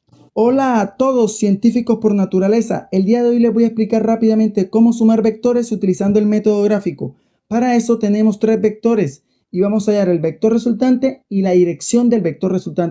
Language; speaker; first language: Spanish; native; Spanish